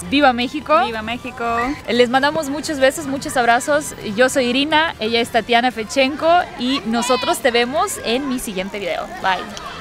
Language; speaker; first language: Spanish; non-native, fluent; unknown